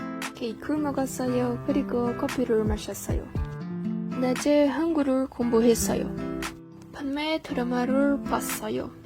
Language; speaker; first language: Korean; non-native, learner; Portuguese